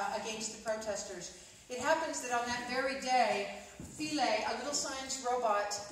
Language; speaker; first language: English; native; English